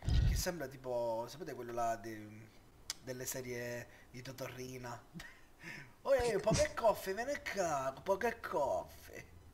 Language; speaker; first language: Italian; native; Italian